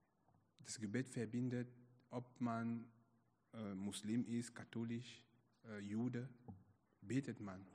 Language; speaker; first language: German; non-native, fluent; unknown